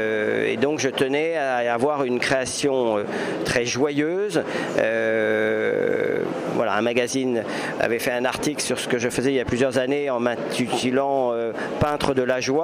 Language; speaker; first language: French; native; French